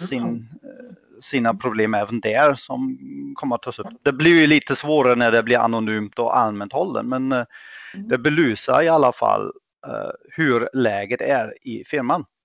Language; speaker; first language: Swedish; non-native, fluent; German